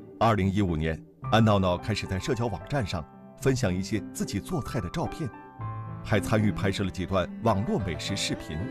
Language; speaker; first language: Chinese; native; Chinese